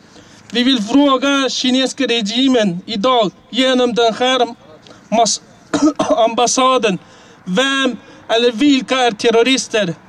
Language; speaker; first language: Swedish; non-native, fluent; Uyghur